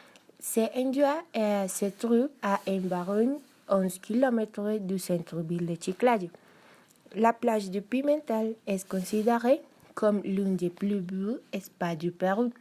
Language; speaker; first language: French; non-native, learner; Spanish